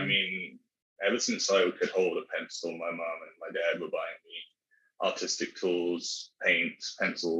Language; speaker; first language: English; native; English